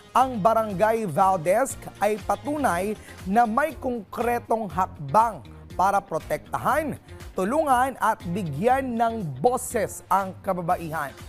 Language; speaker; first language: Filipino; native; Filipino